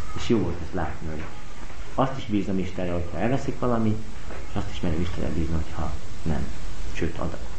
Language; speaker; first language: Hungarian; native; Hungarian